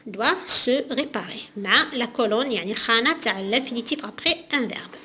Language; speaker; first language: French; non-native, local second language; Arabic